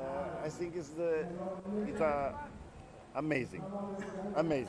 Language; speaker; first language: English; non-native, learner; Portuguese